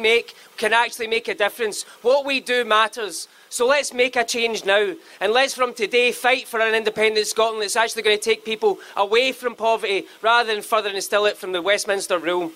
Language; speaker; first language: English; native; English